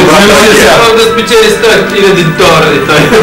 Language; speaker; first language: Bulgarian; native; Bulgarian